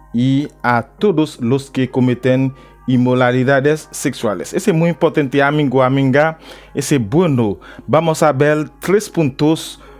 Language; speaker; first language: Spanish; non-native, learner; Haitian Creole